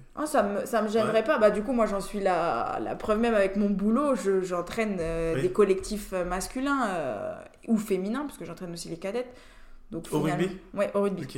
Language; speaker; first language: French; native; French